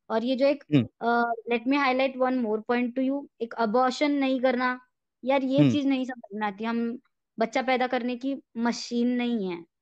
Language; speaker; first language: Hindi; native; Hindi